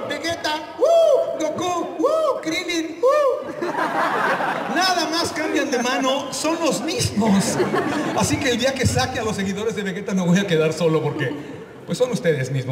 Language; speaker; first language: Spanish; native; Spanish